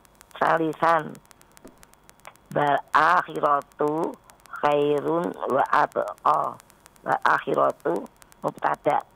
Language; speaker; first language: Arabic; non-native, learner; Indonesian